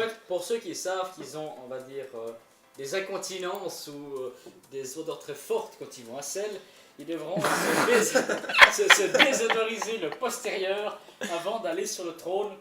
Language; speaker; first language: French; native; French